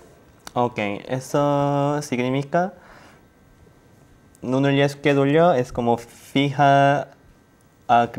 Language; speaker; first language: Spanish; non-native, learner; Korean